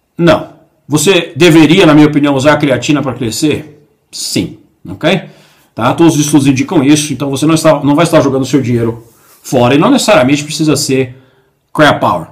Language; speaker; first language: Portuguese; native; Portuguese